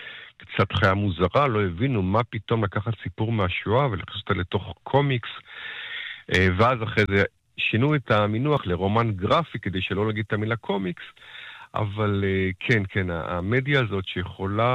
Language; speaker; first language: Hebrew; native; Hebrew